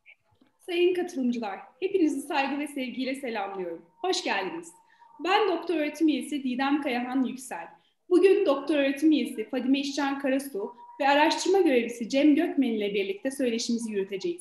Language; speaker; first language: Turkish; native; Turkish